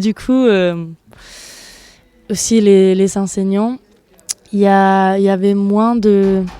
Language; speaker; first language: French; non-native, fluent; Danish